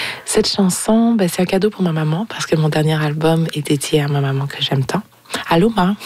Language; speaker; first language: French; native; French